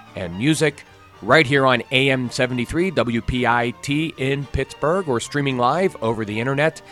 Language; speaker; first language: English; native; English